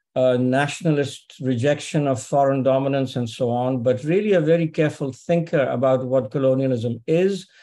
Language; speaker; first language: English; non-native, local second language; Urdu